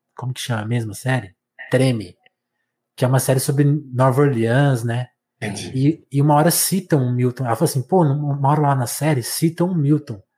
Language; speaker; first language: Portuguese; native; Portuguese